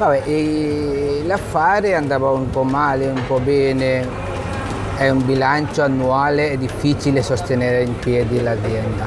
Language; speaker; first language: Italian; non-native, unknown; Bangla